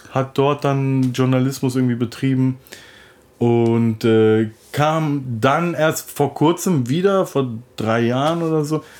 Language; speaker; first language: German; early bilingual, other home language; Turkish